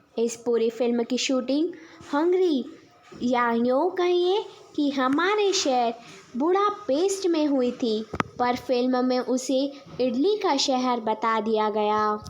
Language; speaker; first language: Hindi; native; Hindi